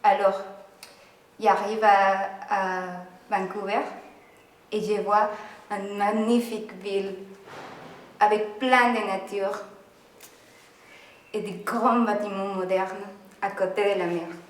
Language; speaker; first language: French; non-native, learner; Spanish